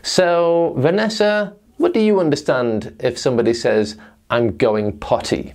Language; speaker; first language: English; native; English